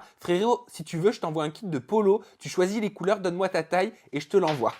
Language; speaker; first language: French; native; French